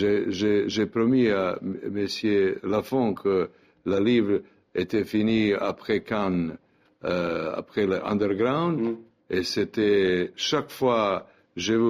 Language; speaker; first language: French; non-native, learner; Serbian